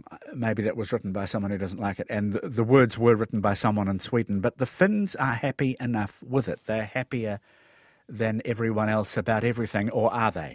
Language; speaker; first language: English; native; English